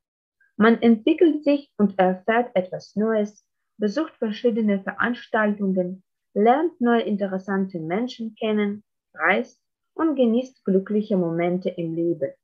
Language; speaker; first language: German; non-native, fluent; Russian